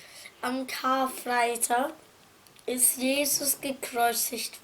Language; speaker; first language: German; non-native, fluent; Arabic